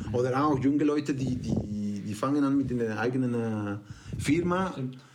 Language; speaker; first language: German; non-native, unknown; Spanish